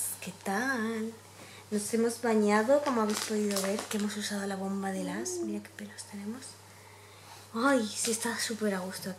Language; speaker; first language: Spanish; native; Spanish